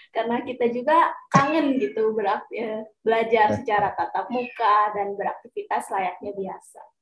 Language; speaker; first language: Indonesian; native; Indonesian